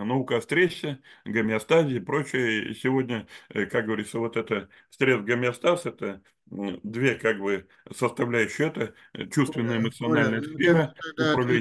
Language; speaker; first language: Russian; native; Russian